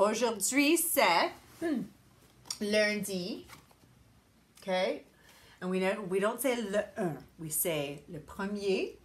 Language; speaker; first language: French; non-native, learner; English